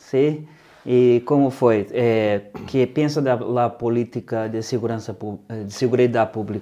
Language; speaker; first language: Spanish; non-native, fluent; Portuguese